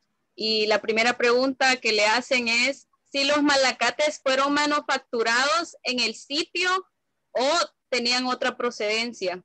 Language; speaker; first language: Spanish; native; Spanish